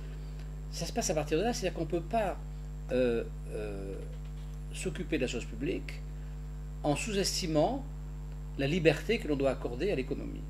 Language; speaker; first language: French; native; French